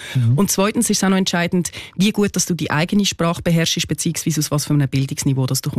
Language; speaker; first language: German; native; German